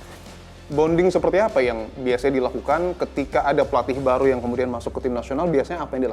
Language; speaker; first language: Indonesian; native; Indonesian